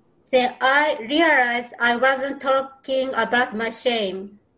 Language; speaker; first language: English; non-native, learner; Japanese